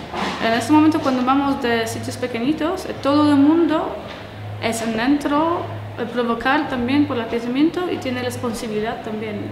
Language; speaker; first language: Spanish; non-native, learner; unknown